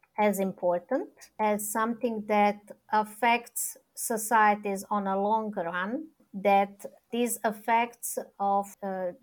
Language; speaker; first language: English; non-native, fluent; Serbian